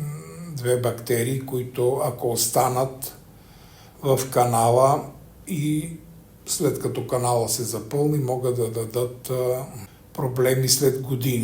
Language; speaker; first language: Bulgarian; native; Bulgarian